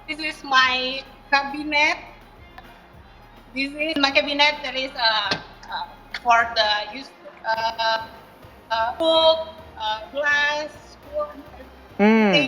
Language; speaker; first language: English; non-native, learner; Indonesian